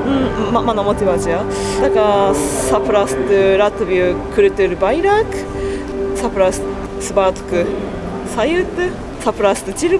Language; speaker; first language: Latvian; non-native, learner; Japanese